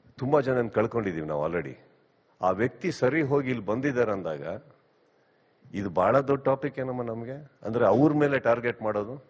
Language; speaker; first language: Kannada; native; Kannada